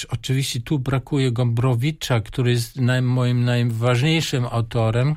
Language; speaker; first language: Polish; non-native, fluent; German